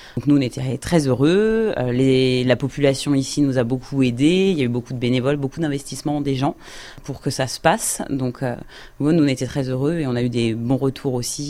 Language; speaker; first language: French; native; French